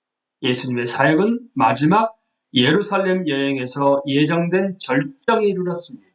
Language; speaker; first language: Korean; native; Korean